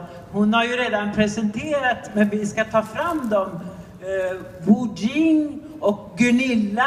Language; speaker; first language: Swedish; native; Swedish